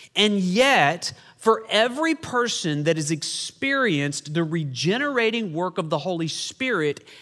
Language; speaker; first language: English; native; English